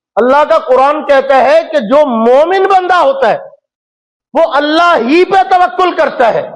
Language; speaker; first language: Urdu; non-native, local second language; Punjabi